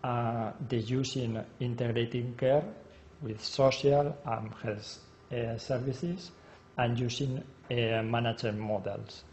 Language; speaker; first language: English; non-native, learner; Spanish